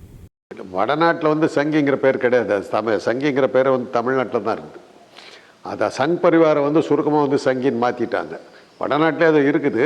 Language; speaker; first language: Tamil; native; Tamil